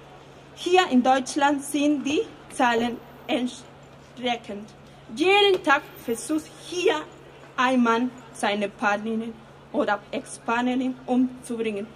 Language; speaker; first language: German; non-native, fluent; Spanish